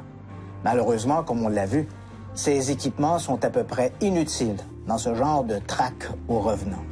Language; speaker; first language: French; native; French